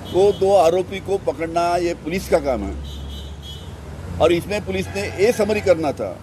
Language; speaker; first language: Hindi; non-native, local second language; Marathi